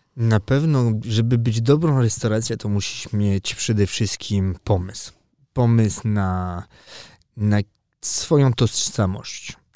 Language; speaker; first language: Polish; early bilingual, heritage; Polish